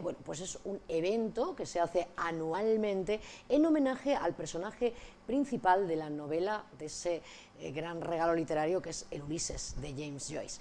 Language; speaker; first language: Spanish; native; Spanish